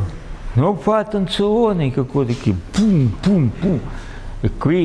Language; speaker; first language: Italian; non-native, learner; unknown